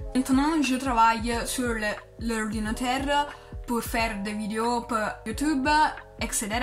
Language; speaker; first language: French; non-native, learner; Italian